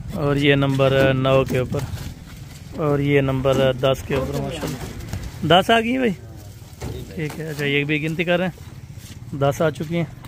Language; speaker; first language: Urdu; non-native, local second language; Saraiki